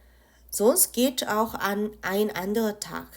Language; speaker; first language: German; non-native, fluent; Korean